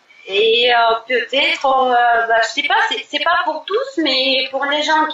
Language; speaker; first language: French; non-native, fluent; Russian